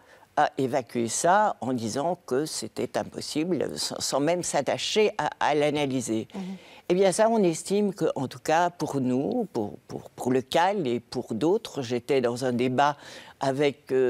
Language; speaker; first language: French; native; French